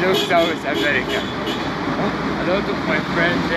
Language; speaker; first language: English; non-native, learner; Arabic